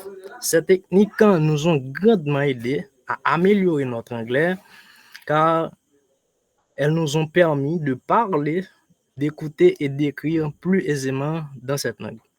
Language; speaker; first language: French; non-native, local second language; Haitian Creole